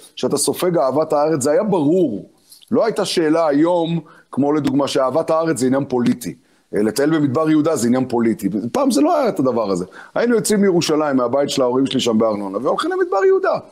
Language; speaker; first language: Hebrew; early bilingual, other home language; Arabic